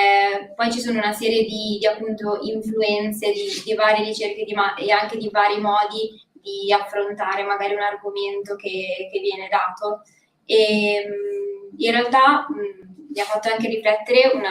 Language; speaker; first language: Italian; native; Italian